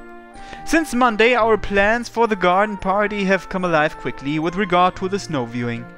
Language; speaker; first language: English; native; English